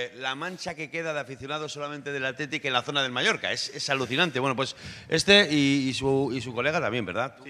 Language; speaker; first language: Spanish; native; Spanish